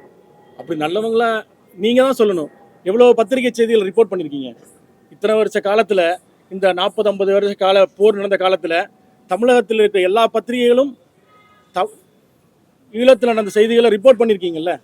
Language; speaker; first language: Tamil; native; Tamil